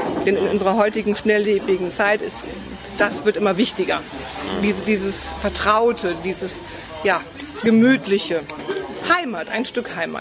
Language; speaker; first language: German; native; German